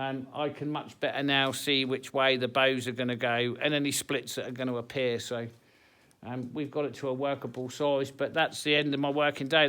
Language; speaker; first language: English; native; English